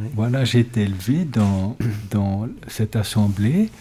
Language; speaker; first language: French; native; French